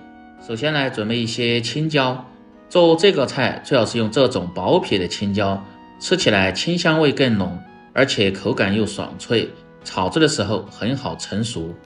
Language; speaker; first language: Chinese; native; Chinese